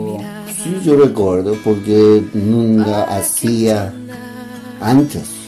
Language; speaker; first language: Spanish; non-native, learner; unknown